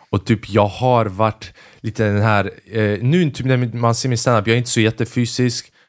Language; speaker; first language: Swedish; early bilingual, other home language; Albanian